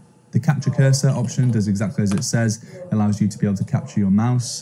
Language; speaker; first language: English; native; English